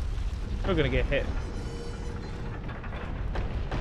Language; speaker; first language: English; native; English